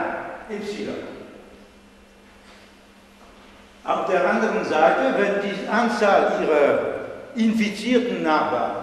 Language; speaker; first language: German; non-native, fluent; French